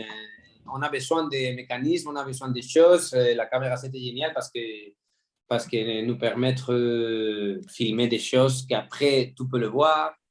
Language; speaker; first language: French; non-native, fluent; Spanish